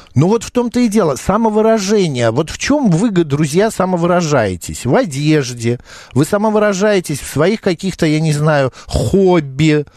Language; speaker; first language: Russian; native; Russian